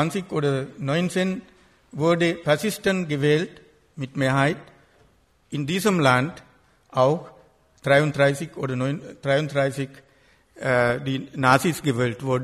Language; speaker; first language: German; non-native, fluent; Sinhala